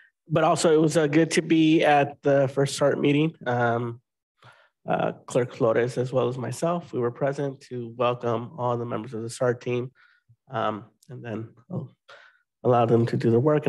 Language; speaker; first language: English; native; English